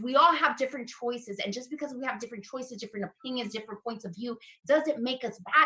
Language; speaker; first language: English; early bilingual, other home language; Spanish